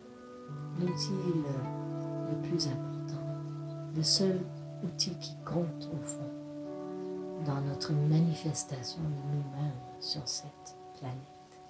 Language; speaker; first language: French; non-native, fluent; English